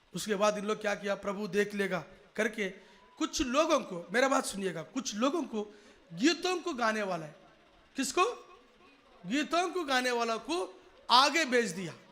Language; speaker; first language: Hindi; non-native, local second language; Telugu